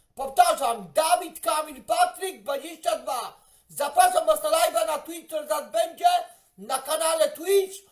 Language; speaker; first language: Polish; native; Polish